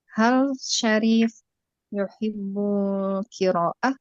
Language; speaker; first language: Arabic; non-native, learner; Indonesian